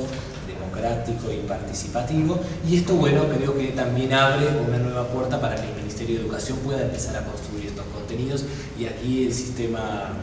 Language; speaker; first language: Spanish; native; Spanish